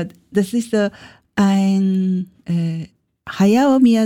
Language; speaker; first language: German; non-native, learner; Japanese